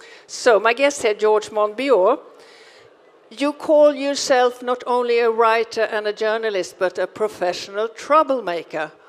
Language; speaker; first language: English; non-native, fluent; Swedish